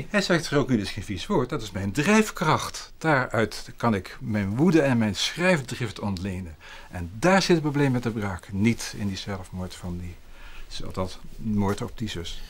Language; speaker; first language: Dutch; native; Dutch